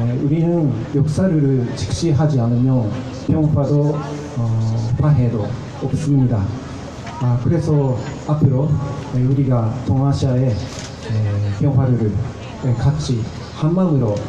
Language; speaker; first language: Korean; non-native, fluent; Japanese